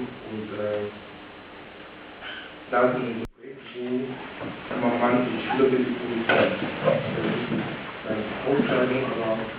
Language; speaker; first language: German; non-native, fluent; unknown